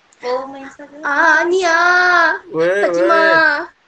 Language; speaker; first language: Korean; non-native, learner; Indonesian